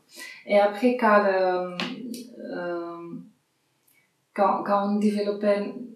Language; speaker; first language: French; non-native, fluent; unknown